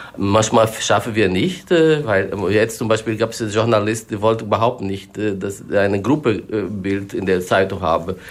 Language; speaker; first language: German; non-native, fluent; Portuguese